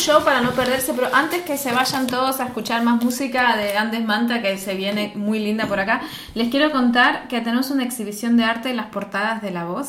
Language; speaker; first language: Spanish; native; Spanish